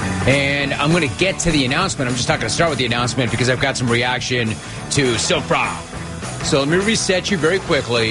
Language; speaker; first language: English; native; English